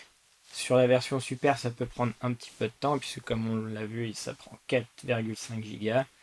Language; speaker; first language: French; native; French